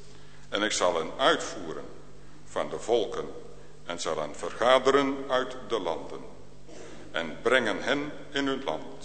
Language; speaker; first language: Dutch; native; Dutch